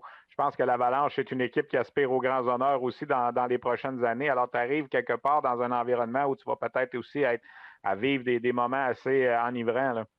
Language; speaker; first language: French; native; French